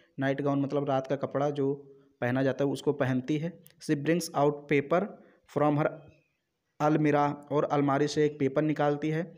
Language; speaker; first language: Hindi; native; Hindi